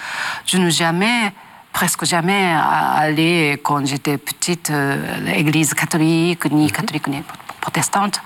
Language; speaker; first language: French; non-native, learner; Japanese